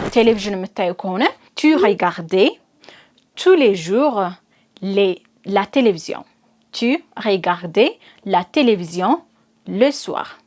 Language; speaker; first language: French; non-native, fluent; Amharic